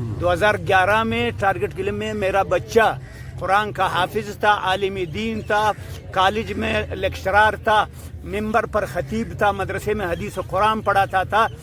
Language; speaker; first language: Urdu; non-native, local second language; Pashto